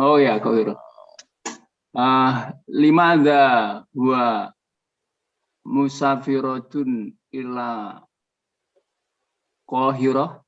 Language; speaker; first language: Arabic; non-native, learner; Indonesian